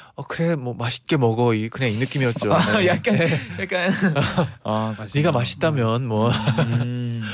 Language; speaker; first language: Korean; non-native, fluent; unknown